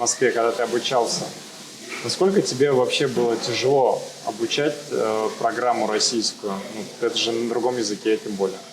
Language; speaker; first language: Russian; native; Russian